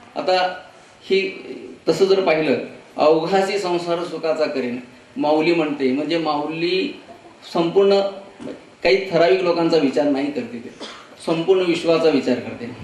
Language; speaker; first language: Marathi; non-native, local second language; Kannada